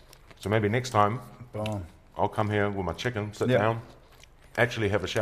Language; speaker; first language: English; native; English